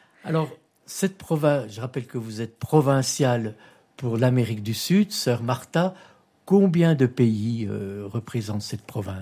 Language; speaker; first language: French; native; French